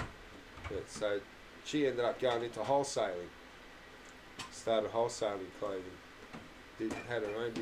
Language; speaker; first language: English; non-native, local second language; Croatian